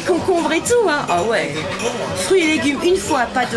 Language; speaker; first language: French; native; French